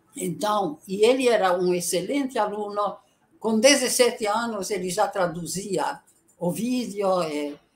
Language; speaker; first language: Portuguese; early bilingual, other home language; Italian